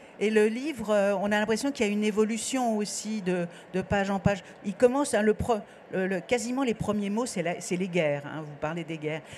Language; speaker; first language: French; native; French